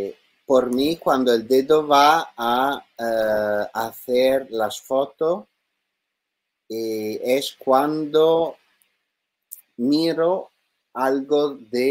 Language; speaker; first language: Spanish; non-native, learner; Italian